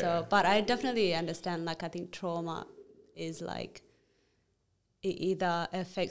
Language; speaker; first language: English; non-native, fluent; Amharic